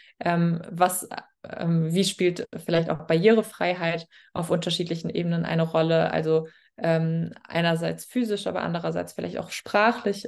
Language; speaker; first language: German; native; German